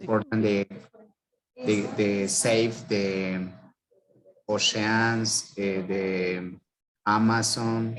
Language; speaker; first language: English; non-native, learner; Spanish